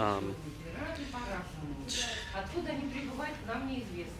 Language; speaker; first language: Russian; native; Russian